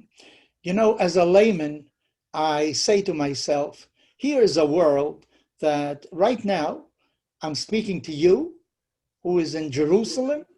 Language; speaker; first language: English; non-native, fluent; Spanish